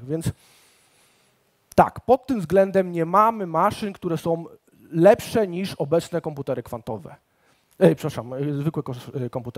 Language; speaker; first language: Polish; native; Polish